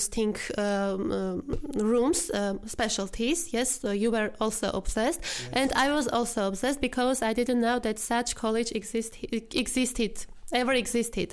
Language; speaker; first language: English; non-native, fluent; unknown